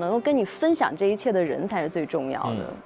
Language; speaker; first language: Chinese; native; Chinese